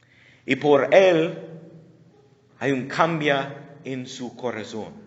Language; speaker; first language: Spanish; non-native, learner; English